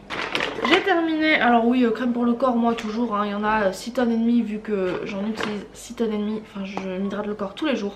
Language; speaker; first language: French; native; French